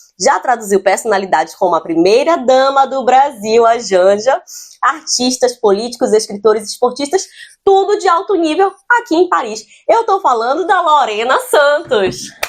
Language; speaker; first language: Portuguese; native; Portuguese